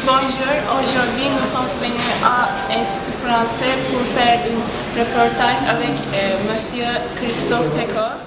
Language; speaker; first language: French; non-native, learner; Turkish